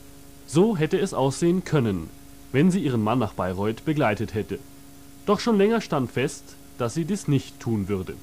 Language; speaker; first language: German; native; German